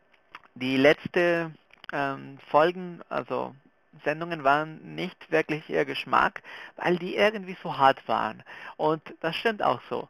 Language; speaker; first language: German; non-native, fluent; Spanish